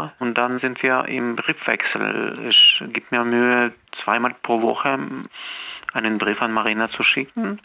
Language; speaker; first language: German; non-native, fluent; Belarusian